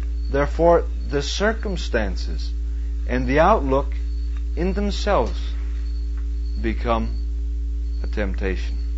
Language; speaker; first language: English; native; English